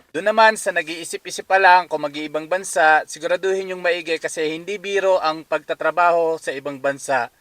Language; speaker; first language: Filipino; native; Filipino